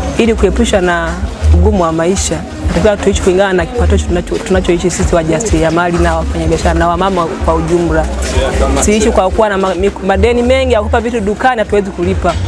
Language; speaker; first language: Swahili; native; Swahili